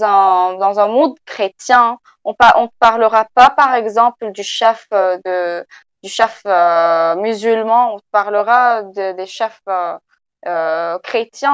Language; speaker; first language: French; non-native, local second language; Arabic